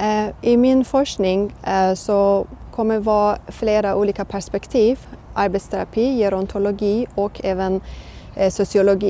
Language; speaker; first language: Swedish; non-native, fluent; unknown